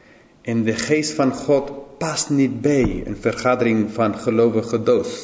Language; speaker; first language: Dutch; non-native, fluent; English